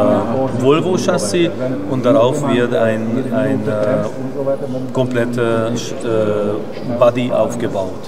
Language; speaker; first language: German; non-native, learner; Hungarian